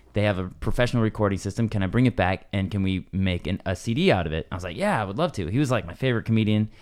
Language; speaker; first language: English; native; English